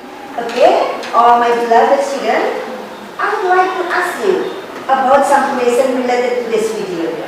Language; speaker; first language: English; non-native, fluent; Indonesian